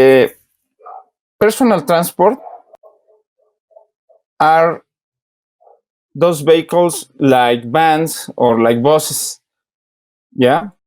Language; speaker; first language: English; non-native, learner; Spanish